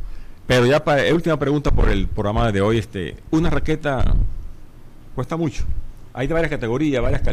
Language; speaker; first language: Spanish; native; Spanish